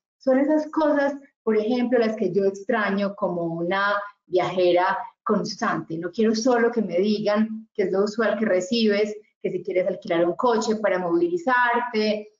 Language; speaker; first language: Spanish; native; Spanish